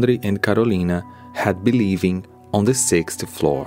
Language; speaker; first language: English; non-native, fluent; Portuguese